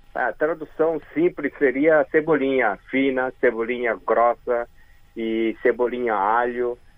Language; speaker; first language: Portuguese; early bilingual, other home language; Korean